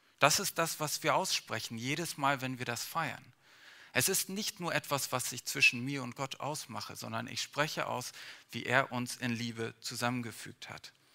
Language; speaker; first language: German; early bilingual, other home language; English